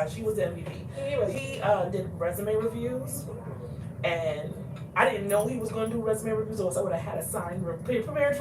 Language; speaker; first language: English; native; English